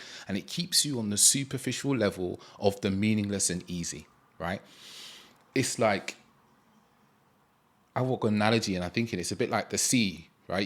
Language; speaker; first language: English; native; English